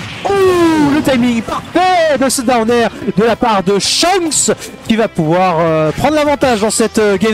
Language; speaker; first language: French; native; French